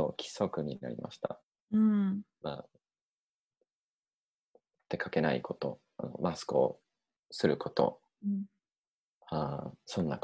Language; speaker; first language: Japanese; non-native, learner; English